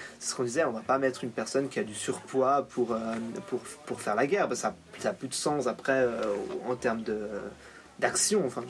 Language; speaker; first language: French; native; French